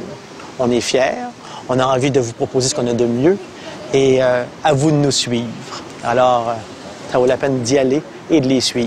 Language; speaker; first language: French; native; French